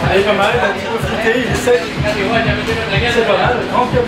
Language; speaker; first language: French; native; French